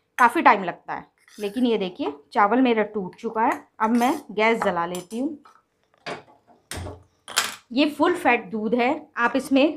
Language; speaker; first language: Hindi; native; Hindi